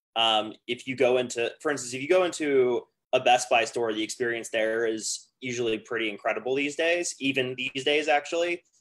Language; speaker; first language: English; native; English